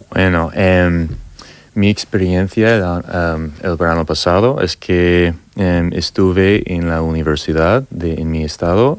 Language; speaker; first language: Spanish; non-native, learner; English